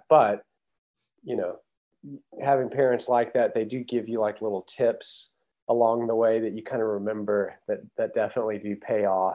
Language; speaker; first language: English; native; English